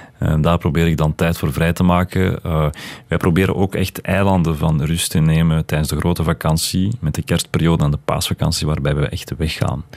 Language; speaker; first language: Dutch; early bilingual, other home language; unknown